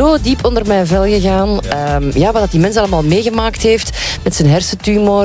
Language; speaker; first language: Dutch; native; Dutch